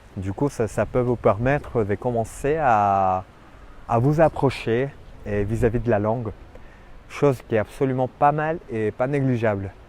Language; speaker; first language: French; non-native, fluent; Spanish